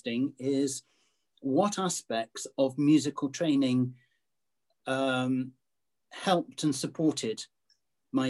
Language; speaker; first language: English; native; English